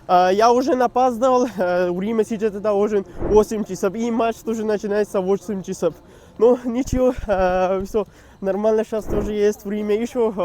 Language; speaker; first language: Russian; non-native, learner; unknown